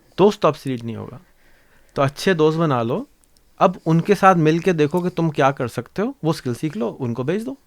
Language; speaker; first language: Urdu; native; Urdu